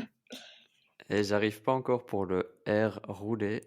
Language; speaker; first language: French; native; French